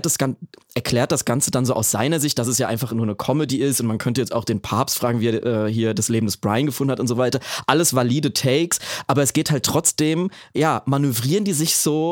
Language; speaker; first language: German; native; German